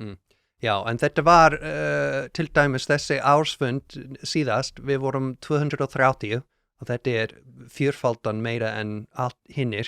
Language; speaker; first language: Icelandic; non-native, learner; English